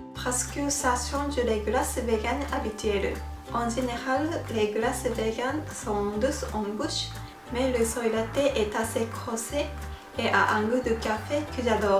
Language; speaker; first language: French; non-native, fluent; Japanese